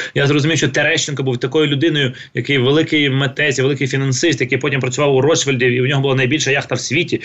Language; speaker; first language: Ukrainian; non-native, local second language; Russian